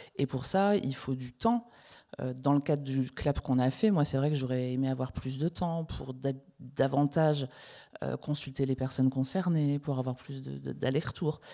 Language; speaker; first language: French; native; French